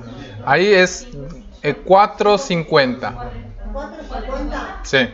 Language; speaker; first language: Spanish; non-native, fluent; Korean